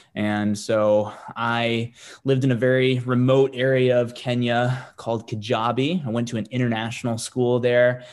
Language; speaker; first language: English; native; English